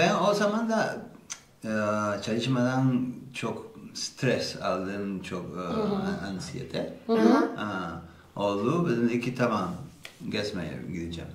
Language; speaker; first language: Turkish; non-native, learner; Spanish